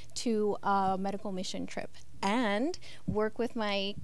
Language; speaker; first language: English; non-native, local second language; Spanish